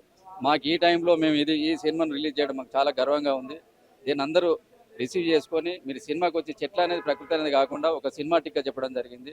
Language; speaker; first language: Telugu; native; Telugu